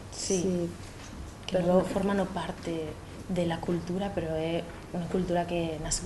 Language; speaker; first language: Italian; non-native, learner; Spanish